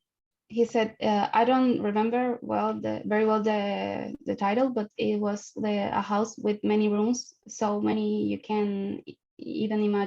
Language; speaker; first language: English; non-native, learner; Spanish